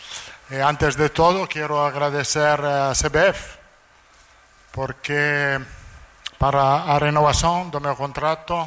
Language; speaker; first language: Portuguese; non-native, learner; Italian